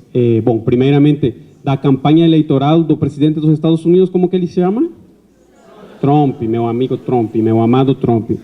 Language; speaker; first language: Portuguese; non-native, fluent; Spanish